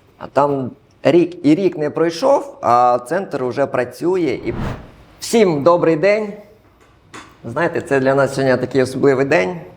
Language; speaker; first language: Ukrainian; non-native, local second language; Russian